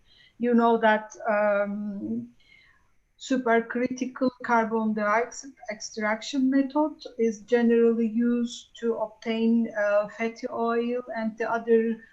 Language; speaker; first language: English; non-native, fluent; Turkish